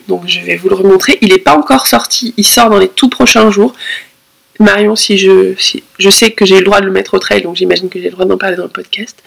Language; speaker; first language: French; native; French